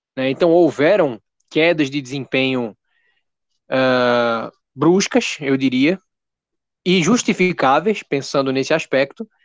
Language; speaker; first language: Portuguese; native; Portuguese